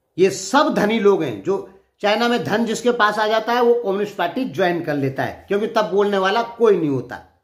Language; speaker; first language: Hindi; native; Hindi